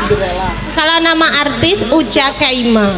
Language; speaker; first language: Indonesian; non-native, local second language; Javanese